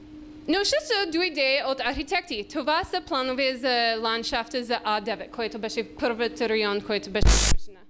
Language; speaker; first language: Bulgarian; non-native, learner; English